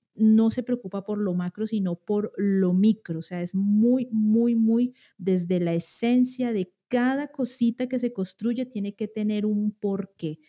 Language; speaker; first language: Spanish; native; Spanish